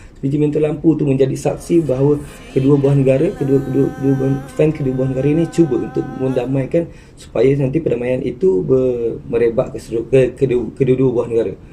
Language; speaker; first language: Malay; native; Malay